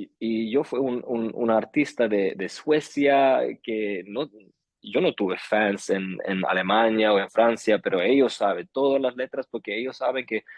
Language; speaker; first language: Spanish; early bilingual, heritage; Swedish